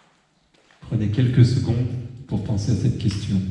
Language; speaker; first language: French; native; French